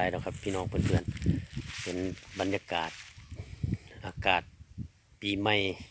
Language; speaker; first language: Thai; native; Thai